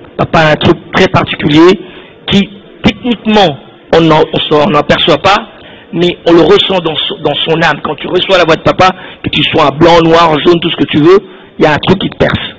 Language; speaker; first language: French; non-native, local second language; Lingala